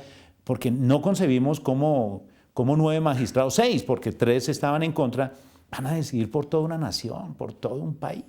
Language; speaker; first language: Spanish; native; Spanish